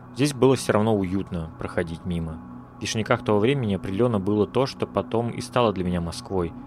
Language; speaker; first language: Russian; native; Russian